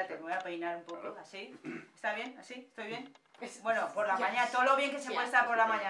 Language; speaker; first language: Spanish; native; Spanish